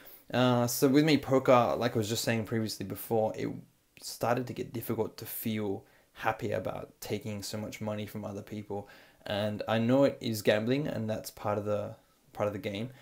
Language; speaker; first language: English; native; English